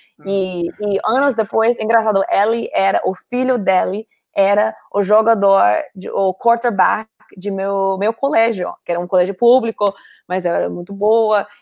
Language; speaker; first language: Portuguese; non-native, fluent; English